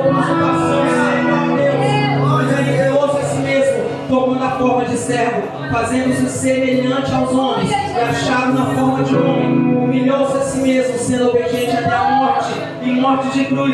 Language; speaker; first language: Portuguese; native; Portuguese